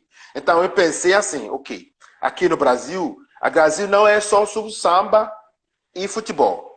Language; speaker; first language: Portuguese; non-native, learner; Yoruba